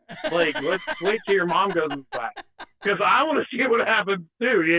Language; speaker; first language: English; native; English